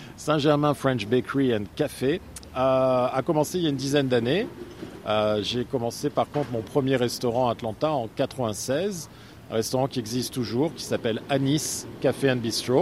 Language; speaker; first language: French; native; French